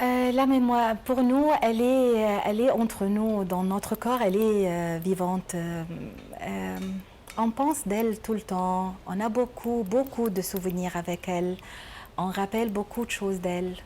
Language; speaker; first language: French; non-native, learner; Arabic